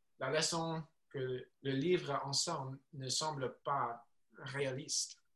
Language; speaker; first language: French; non-native, learner; English